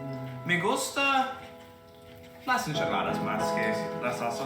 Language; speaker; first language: Spanish; non-native, learner; English